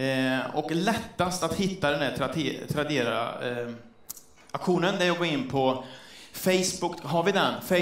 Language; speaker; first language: Swedish; native; Swedish